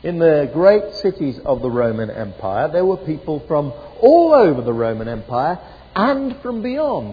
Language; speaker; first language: English; native; English